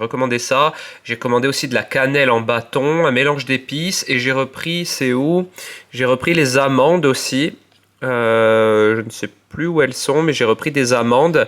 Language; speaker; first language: French; native; French